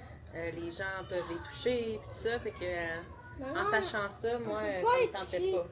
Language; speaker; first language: French; native; French